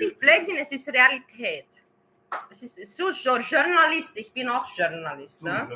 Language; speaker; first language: German; non-native, learner; Romanian